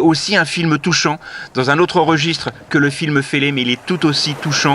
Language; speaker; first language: French; native; French